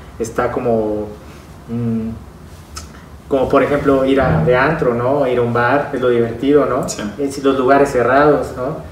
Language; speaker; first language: Spanish; native; Spanish